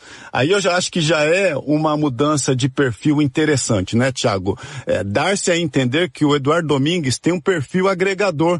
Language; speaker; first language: Portuguese; native; Portuguese